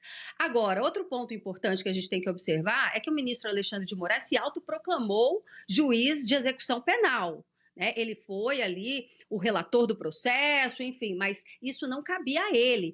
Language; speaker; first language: Portuguese; native; Portuguese